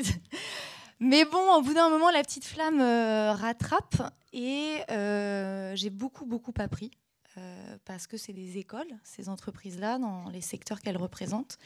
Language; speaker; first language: French; native; French